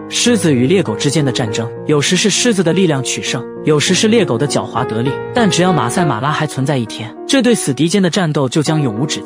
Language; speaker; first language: Chinese; native; Chinese